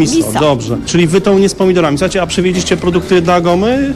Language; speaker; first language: Polish; native; Polish